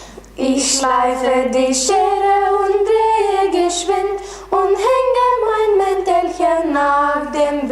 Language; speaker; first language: German; non-native, learner; Lithuanian